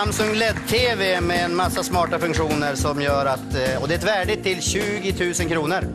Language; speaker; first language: Swedish; native; Swedish